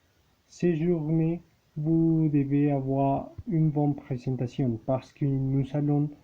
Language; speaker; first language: French; non-native, learner; Spanish